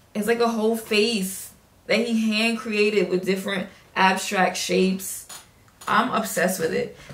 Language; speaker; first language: English; native; English